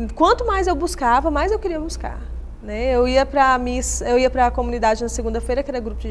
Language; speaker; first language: Portuguese; native; Portuguese